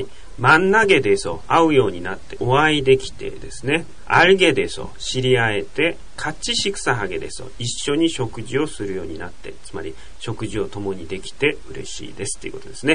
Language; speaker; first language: Japanese; native; Japanese